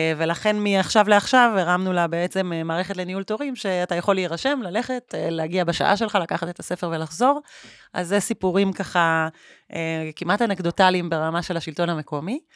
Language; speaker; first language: Hebrew; native; Hebrew